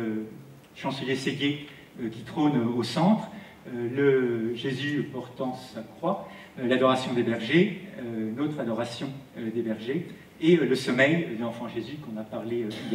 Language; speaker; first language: French; native; French